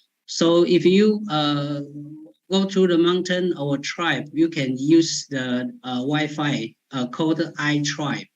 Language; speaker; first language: English; non-native, fluent; Chinese